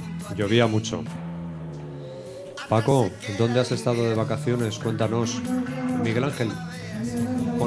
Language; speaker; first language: Spanish; native; Spanish